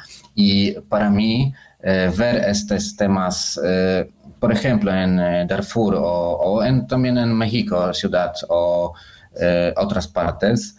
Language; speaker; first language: Spanish; non-native, learner; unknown